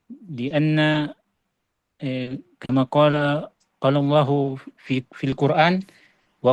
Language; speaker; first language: Arabic; non-native, learner; Indonesian